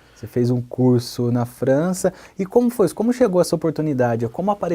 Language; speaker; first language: Portuguese; native; Portuguese